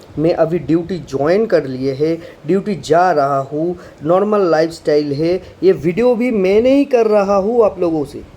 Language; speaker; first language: Hindi; non-native, local second language; Bangla